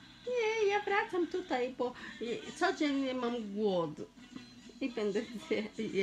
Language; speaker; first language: Polish; non-native, fluent; Portuguese